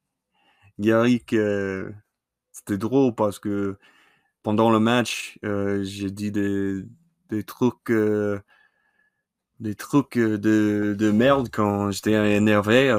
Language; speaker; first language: French; non-native, learner; English